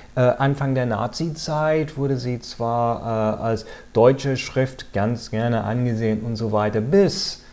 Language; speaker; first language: German; non-native, fluent; English